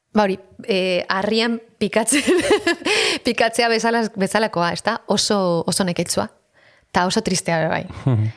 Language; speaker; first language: Basque; native; Basque